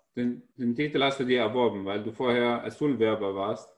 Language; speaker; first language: German; non-native, fluent; Arabic